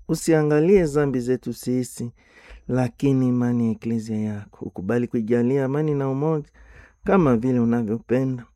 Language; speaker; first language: Swahili; non-native, local second language; Nande